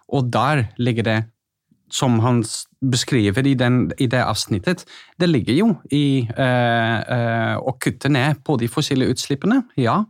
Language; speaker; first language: Norwegian; non-native, fluent; Dutch